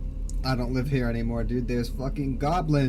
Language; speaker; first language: English; native; English